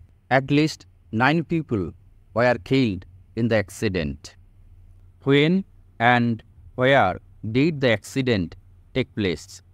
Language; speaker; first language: English; non-native, local second language; Bangla